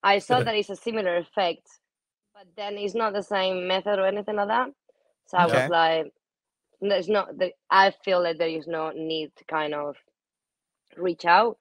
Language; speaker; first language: English; non-native, fluent; Spanish